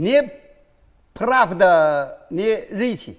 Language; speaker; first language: Russian; non-native, learner; Chinese